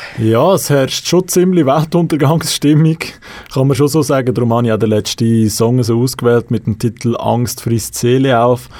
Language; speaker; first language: German; native; German